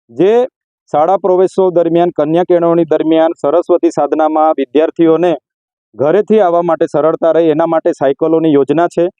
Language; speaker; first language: Gujarati; native; Gujarati